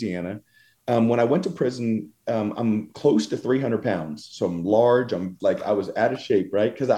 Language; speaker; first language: English; native; English